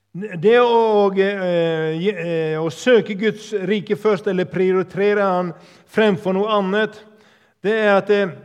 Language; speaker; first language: Norwegian; native; Norwegian